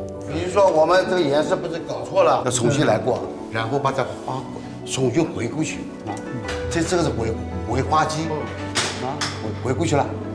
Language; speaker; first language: Chinese; native; Chinese